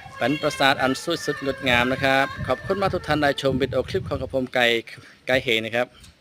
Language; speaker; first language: Thai; non-native, fluent; Khmer